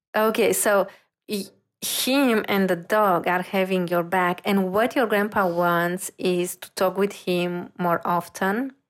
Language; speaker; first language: English; non-native, fluent; Romanian